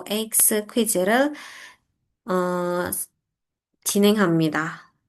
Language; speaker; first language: Korean; non-native, fluent; Indonesian